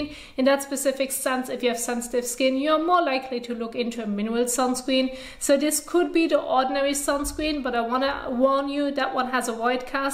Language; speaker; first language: English; non-native, fluent; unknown